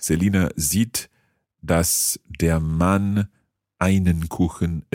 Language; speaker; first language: German; non-native, learner; English